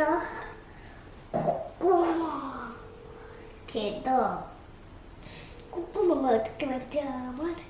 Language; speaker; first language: Korean; early bilingual, heritage; Korean